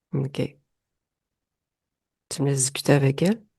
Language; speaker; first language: French; native; French